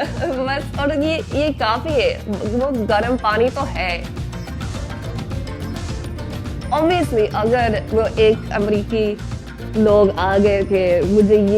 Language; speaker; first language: Hindi; non-native, learner; English